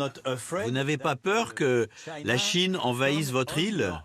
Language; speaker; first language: French; native; French